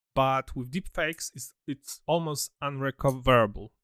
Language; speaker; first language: English; non-native, fluent; Polish